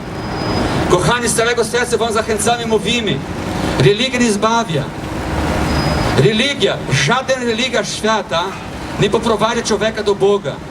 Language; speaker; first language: Polish; non-native, fluent; Portuguese